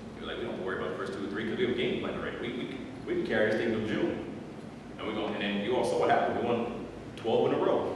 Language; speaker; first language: English; native; English